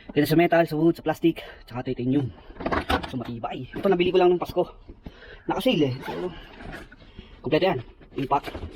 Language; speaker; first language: Filipino; native; Filipino